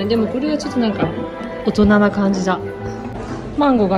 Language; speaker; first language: Japanese; native; Japanese